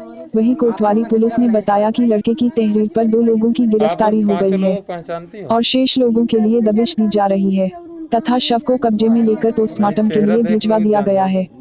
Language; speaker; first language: Hindi; native; Hindi